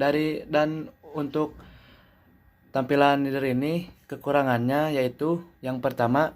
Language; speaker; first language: Indonesian; native; Indonesian